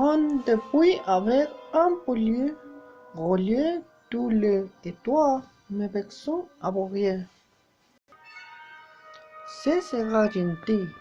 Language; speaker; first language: French; non-native, learner; Spanish